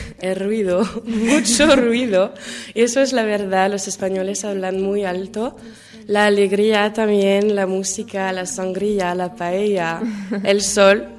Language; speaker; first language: Spanish; non-native, learner; French